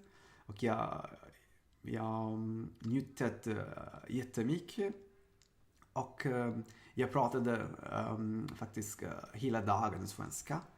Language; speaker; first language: Swedish; non-native, learner; Sinhala